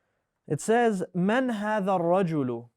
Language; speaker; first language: Arabic; non-native, fluent; English